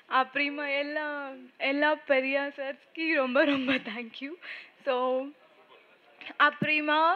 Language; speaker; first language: Tamil; non-native, learner; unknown